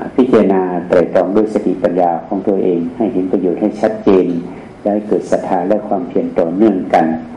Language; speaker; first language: Thai; native; Thai